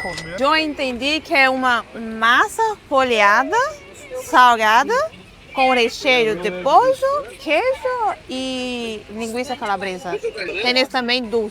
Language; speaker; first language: Portuguese; non-native, fluent; Spanish